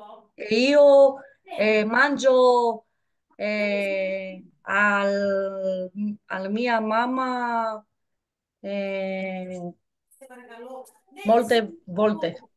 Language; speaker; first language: Italian; non-native, learner; Greek